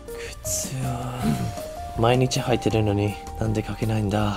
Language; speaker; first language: Japanese; non-native, learner; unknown